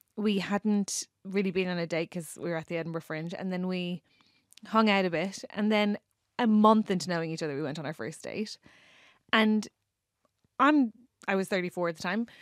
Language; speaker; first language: English; native; English